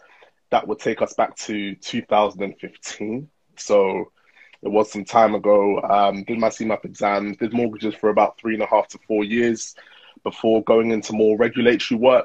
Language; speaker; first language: English; native; English